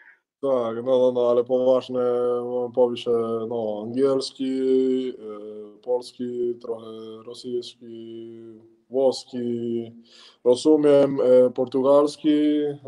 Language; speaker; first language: Polish; non-native, learner; Spanish